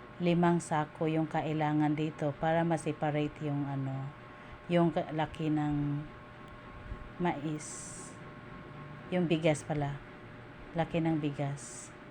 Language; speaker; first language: Filipino; non-native, local second language; Cebuano